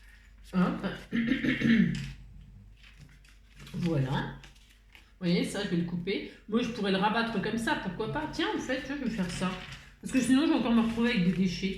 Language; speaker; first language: French; native; French